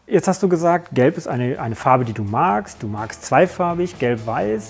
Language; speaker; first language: German; native; German